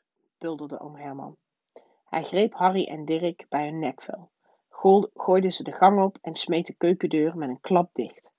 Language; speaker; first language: Dutch; native; Dutch